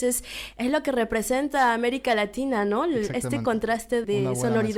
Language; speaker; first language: Spanish; native; Spanish